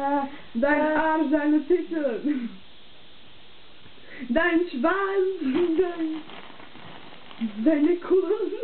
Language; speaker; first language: German; non-native, learner; Czech